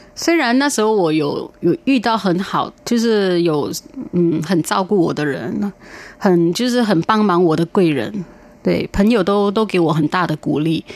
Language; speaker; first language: Chinese; native; Chinese